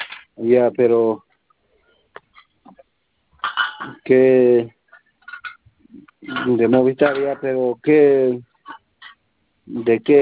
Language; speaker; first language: Spanish; non-native, learner; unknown